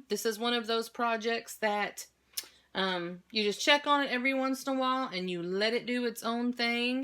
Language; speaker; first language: English; native; English